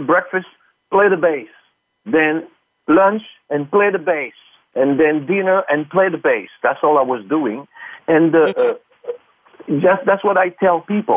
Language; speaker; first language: English; non-native, fluent; French